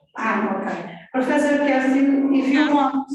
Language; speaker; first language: English; non-native, fluent; Portuguese